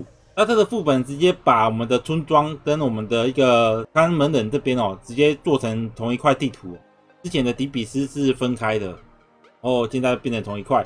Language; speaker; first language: Chinese; native; Chinese